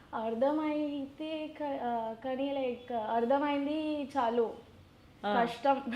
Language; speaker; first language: Telugu; non-native, local second language; Gujarati